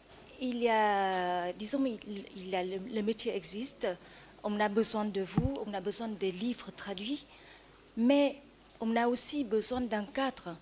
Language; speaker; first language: French; non-native, fluent; Vietnamese